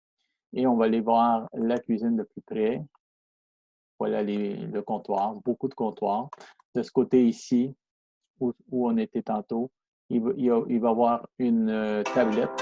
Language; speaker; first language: French; non-native, fluent; Spanish